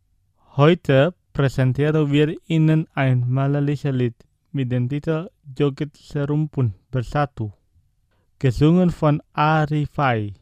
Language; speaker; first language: German; non-native, fluent; Indonesian